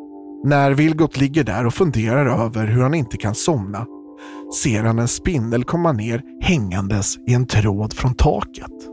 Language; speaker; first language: Swedish; native; Swedish